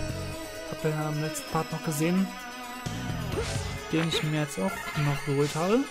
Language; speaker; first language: German; native; German